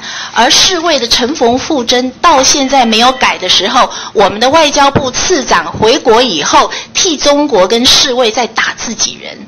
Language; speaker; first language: Chinese; native; Chinese